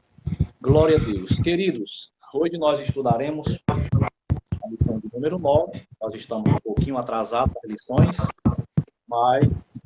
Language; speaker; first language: Portuguese; native; Portuguese